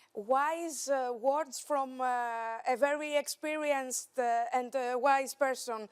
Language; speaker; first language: English; non-native, fluent; Greek